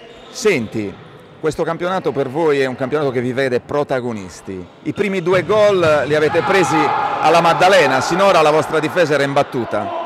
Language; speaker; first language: Italian; native; Italian